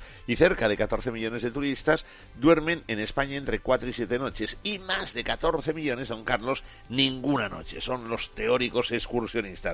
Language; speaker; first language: Spanish; native; Spanish